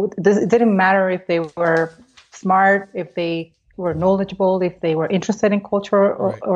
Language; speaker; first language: English; non-native, fluent; Spanish